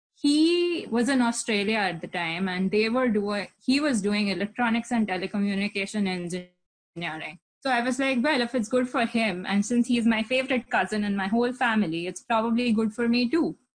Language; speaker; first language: English; non-native, local second language; Hindi